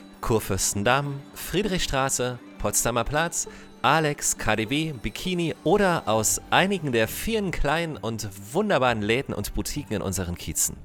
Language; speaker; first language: German; native; German